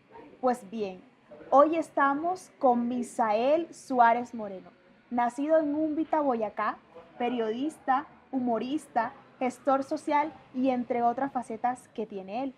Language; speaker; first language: Spanish; native; Spanish